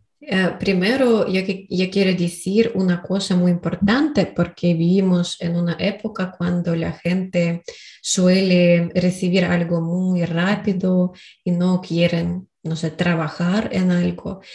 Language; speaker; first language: Spanish; non-native, learner; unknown